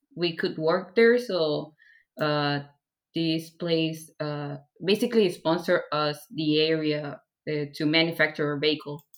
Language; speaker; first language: English; non-native, fluent; Persian